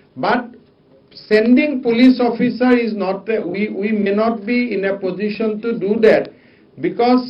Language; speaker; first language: English; non-native, local second language; Assamese